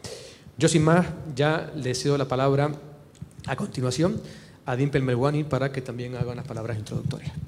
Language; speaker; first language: Spanish; native; Spanish